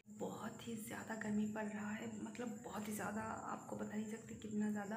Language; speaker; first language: Hindi; non-native, local second language; Bangla